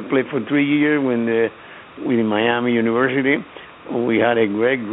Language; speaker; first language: English; non-native, fluent; Spanish